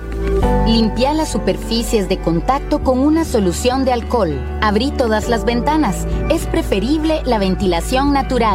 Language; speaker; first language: Spanish; native; Spanish